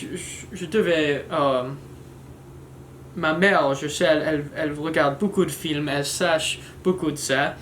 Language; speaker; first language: French; non-native, learner; English